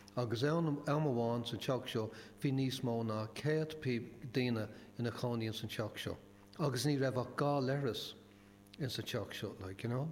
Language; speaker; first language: Irish; non-native, local second language; English